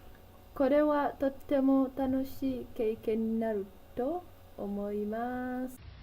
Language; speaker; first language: Japanese; non-native, learner; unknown